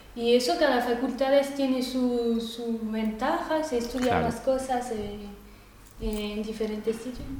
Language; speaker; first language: Spanish; non-native, fluent; French